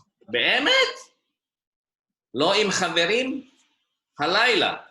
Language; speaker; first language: Hebrew; non-native, fluent; Indonesian